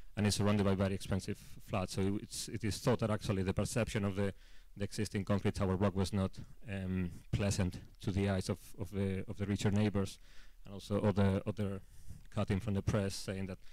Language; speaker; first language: English; non-native, fluent; Spanish